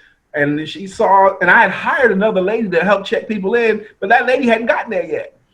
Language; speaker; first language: English; native; English